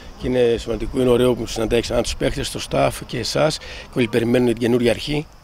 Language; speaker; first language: Greek; native; Greek